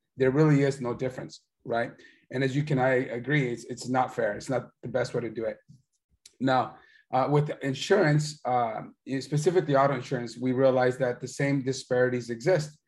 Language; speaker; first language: English; early bilingual, other home language; Spanish